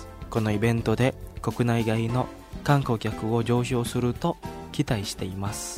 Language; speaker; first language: Japanese; non-native, fluent; Indonesian